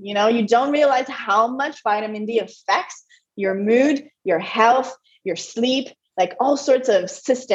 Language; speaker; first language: English; non-native, fluent; French